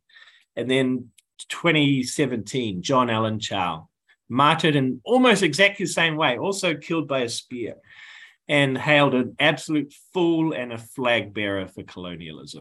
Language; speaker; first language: English; native; English